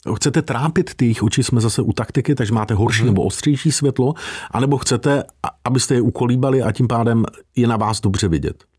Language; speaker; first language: Czech; native; Czech